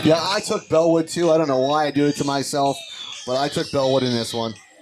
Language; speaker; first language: English; native; English